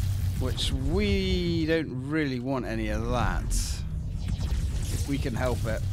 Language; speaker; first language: English; native; English